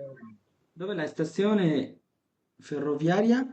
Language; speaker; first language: Italian; non-native, fluent; Bangla